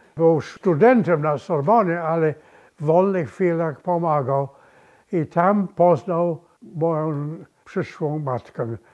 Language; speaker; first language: Polish; early bilingual, other home language; English